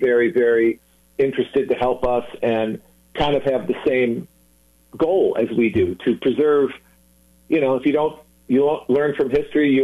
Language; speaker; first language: English; native; English